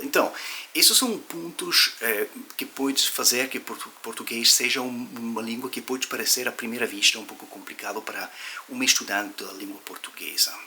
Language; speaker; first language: Portuguese; non-native, fluent; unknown